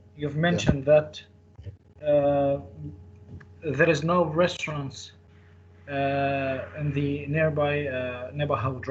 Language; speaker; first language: English; non-native, fluent; Arabic